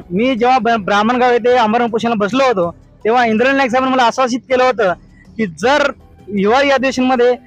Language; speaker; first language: Marathi; non-native, local second language; Lambadi